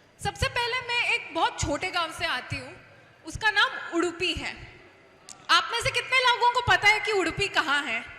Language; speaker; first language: Hindi; non-native, local second language; Kannada